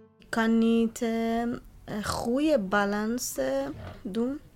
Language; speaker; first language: Dutch; non-native, learner; Persian